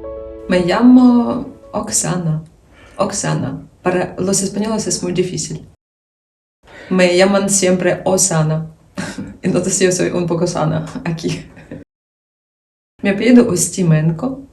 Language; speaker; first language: Spanish; non-native, learner; Ukrainian